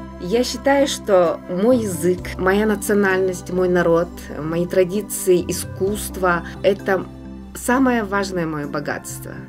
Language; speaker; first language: Russian; non-native, local second language; Yakut